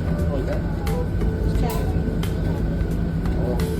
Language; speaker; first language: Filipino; native; Filipino